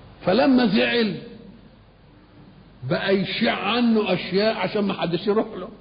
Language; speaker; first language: Arabic; native; Arabic